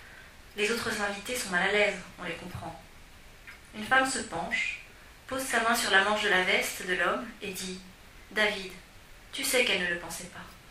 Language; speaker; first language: French; native; French